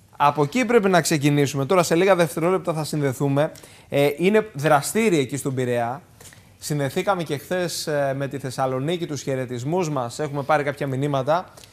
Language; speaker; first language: Greek; native; Greek